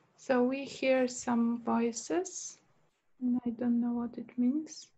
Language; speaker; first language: English; non-native, fluent; Polish